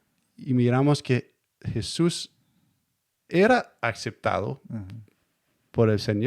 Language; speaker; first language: Spanish; non-native, learner; Danish